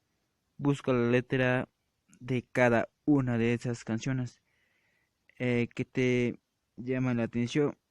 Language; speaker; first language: Spanish; non-native, local second language; Quechua